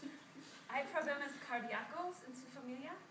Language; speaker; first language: Spanish; non-native, learner; English